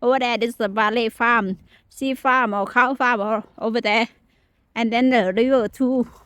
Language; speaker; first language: English; non-native, learner; Thai